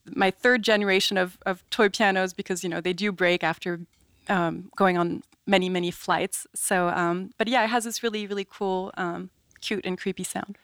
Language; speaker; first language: English; non-native, fluent; French